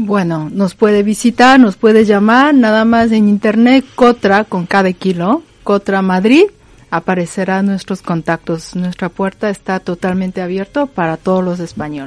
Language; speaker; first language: Spanish; non-native, fluent; Korean